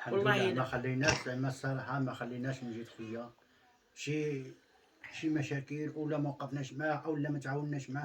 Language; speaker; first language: Arabic; native; Arabic